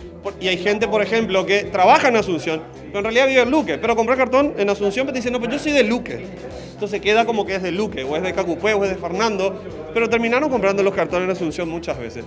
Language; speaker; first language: Spanish; native; Spanish